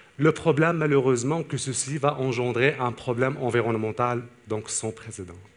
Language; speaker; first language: French; non-native, local second language; Arabic